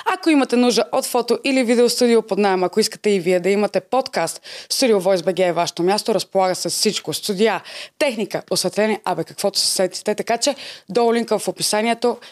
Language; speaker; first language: Bulgarian; native; Bulgarian